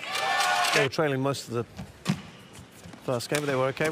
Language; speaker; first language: English; native; English